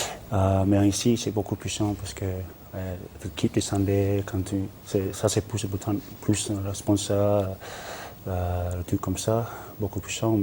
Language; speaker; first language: French; non-native, learner; English